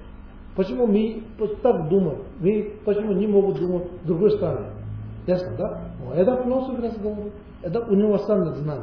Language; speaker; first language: Russian; non-native, learner; Tibetan